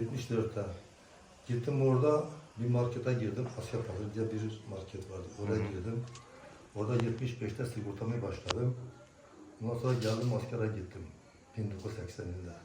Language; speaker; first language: Turkish; non-native, local second language; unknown